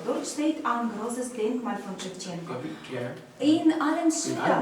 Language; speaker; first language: German; non-native, learner; Ukrainian